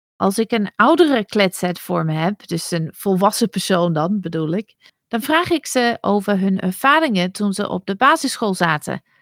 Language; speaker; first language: Dutch; non-native, fluent; English